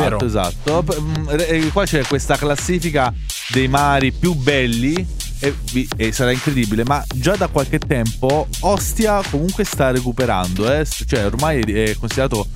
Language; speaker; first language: Italian; native; Italian